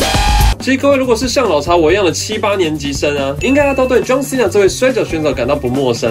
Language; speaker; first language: Chinese; native; Chinese